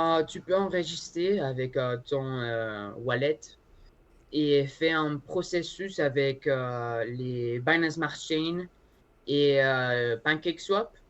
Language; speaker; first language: French; non-native, learner; Spanish